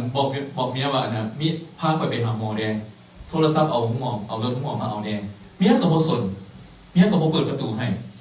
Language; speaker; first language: Thai; non-native, local second language; Lao